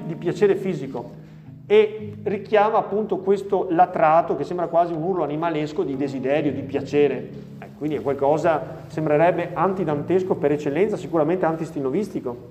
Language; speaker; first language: Italian; native; Italian